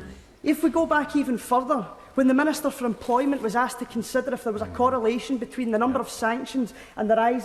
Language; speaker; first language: English; native; English